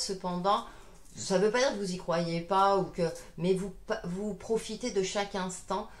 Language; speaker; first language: French; native; French